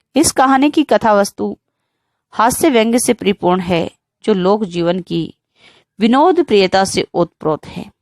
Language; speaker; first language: Hindi; native; Hindi